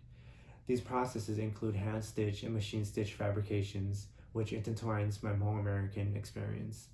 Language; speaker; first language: English; early bilingual, other home language; Hmong